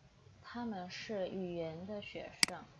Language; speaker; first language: Chinese; non-native, fluent; Indonesian